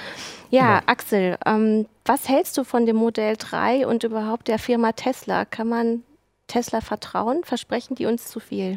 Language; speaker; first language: German; native; German